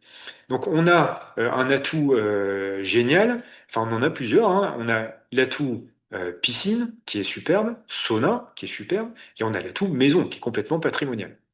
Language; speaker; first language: French; native; French